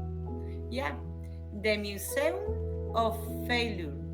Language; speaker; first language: English; non-native, learner; Spanish